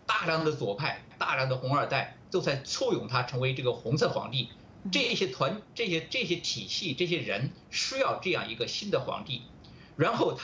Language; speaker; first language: Chinese; native; Chinese